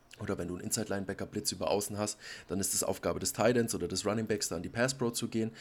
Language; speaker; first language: German; native; German